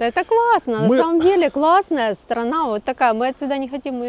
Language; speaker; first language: Russian; native; Russian